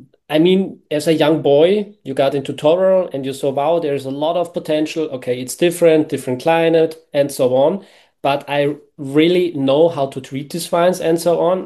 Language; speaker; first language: English; non-native, fluent; German